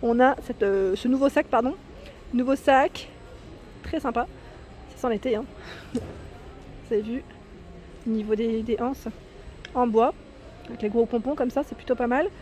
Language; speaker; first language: French; native; French